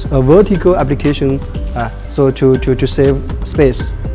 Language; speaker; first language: English; non-native, fluent; Chinese